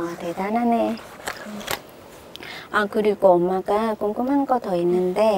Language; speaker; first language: Korean; non-native, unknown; Khmer